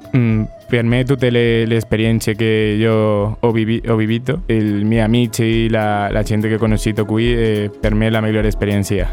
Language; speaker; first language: Italian; non-native, learner; Spanish